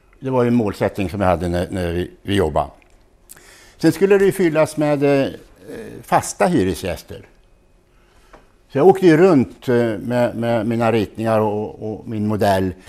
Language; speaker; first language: Swedish; native; Swedish